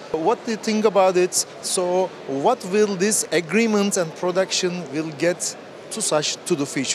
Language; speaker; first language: English; non-native, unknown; Turkish